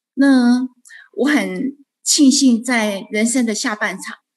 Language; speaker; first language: Chinese; native; Chinese